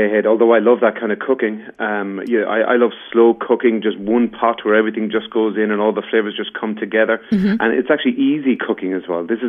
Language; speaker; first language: English; native; English